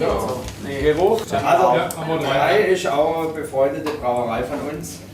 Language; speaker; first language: German; native; German